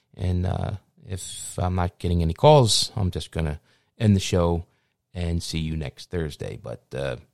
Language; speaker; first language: English; native; English